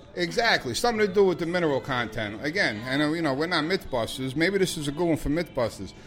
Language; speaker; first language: English; native; English